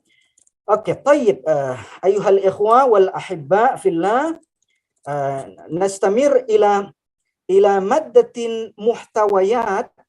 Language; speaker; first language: Arabic; non-native, fluent; Indonesian